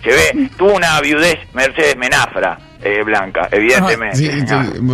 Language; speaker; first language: Spanish; native; Spanish